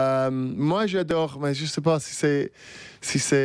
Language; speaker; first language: French; non-native, fluent; English